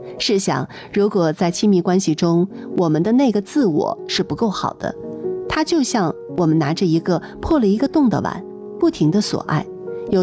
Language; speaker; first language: Chinese; native; Chinese